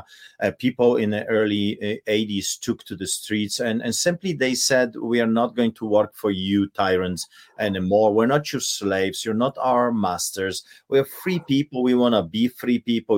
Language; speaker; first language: English; non-native, fluent; Polish